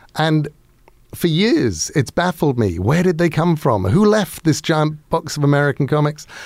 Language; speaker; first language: English; native; English